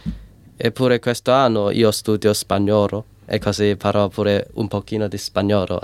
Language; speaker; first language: Italian; non-native, learner; Cantonese